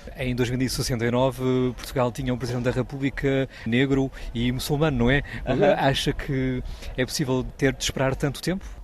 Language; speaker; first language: Portuguese; native; Portuguese